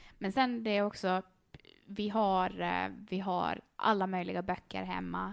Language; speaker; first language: Swedish; native; Swedish